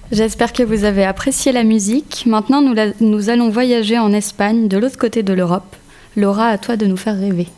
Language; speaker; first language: French; native; French